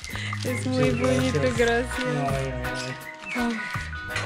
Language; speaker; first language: Spanish; non-native, learner; Bulgarian